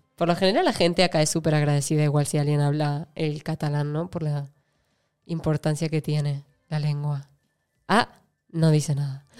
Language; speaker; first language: Spanish; native; Spanish